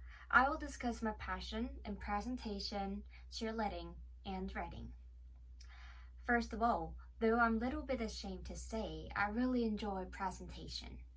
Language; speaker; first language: English; non-native, learner; Korean